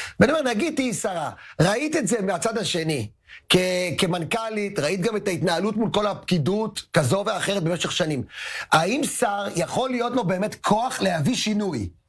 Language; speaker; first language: Hebrew; native; Hebrew